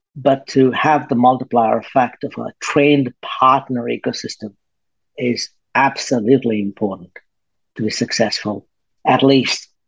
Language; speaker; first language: English; native; English